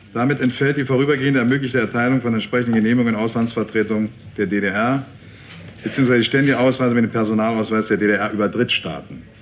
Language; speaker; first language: German; native; German